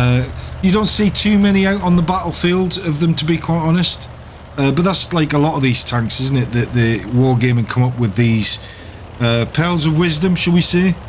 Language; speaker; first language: English; native; English